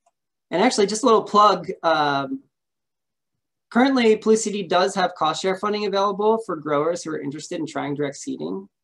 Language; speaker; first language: English; native; English